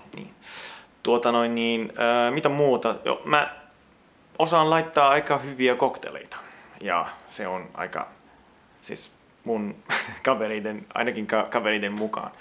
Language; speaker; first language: Finnish; non-native, fluent; Italian